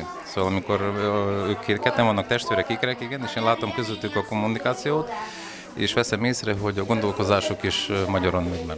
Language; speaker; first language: Hungarian; non-native, learner; Ukrainian